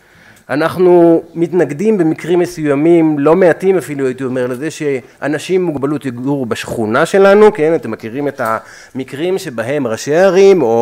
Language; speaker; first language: Hebrew; native; Hebrew